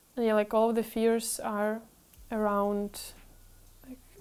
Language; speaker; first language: English; non-native, fluent; Ukrainian